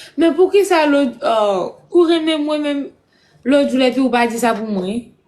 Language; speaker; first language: Haitian Creole; non-native, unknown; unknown